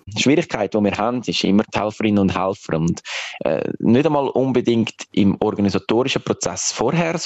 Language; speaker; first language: German; native; German